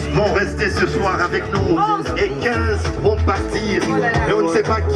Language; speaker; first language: French; non-native, local second language; Rundi